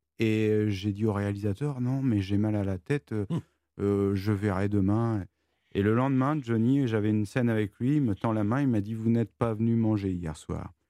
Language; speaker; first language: French; native; French